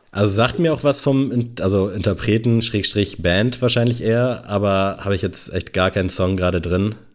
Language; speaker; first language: German; native; German